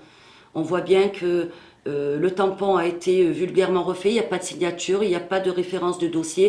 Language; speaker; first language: French; native; French